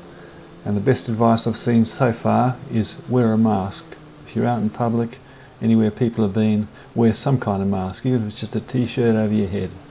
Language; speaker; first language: English; native; English